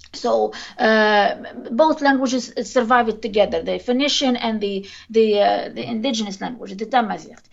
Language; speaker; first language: English; non-native, fluent; Arabic